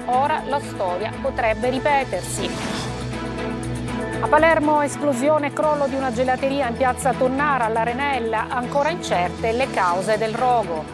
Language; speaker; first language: Italian; native; Italian